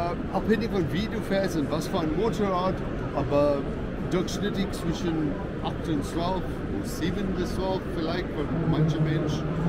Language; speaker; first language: German; non-native, learner; English